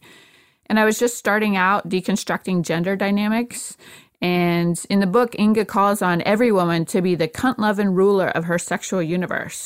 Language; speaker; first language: English; native; English